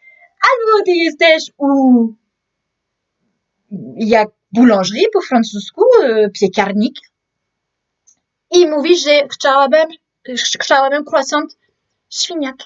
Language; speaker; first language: Polish; non-native, learner; French